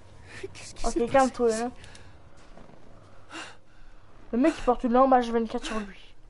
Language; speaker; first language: French; native; French